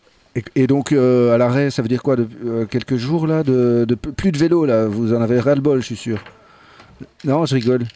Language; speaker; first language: French; native; French